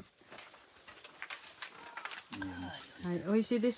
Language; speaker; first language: Japanese; non-native, fluent; Filipino